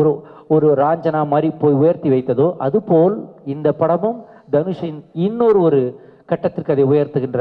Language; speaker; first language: Tamil; native; Tamil